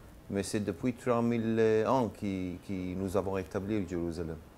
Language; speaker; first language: French; non-native, learner; Hebrew